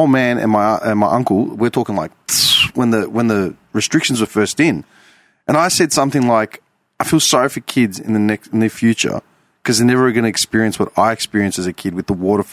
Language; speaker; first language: English; non-native, local second language; Greek